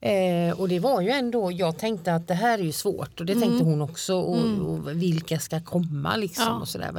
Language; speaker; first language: Swedish; native; Swedish